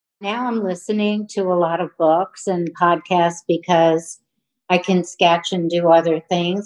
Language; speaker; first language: English; native; English